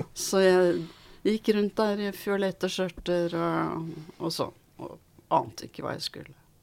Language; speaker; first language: Norwegian; early bilingual, other home language; Swedish